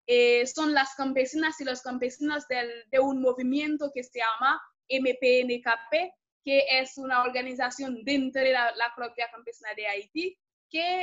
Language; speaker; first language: Spanish; non-native, fluent; Haitian Creole